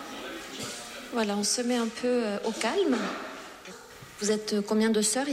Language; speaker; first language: French; native; French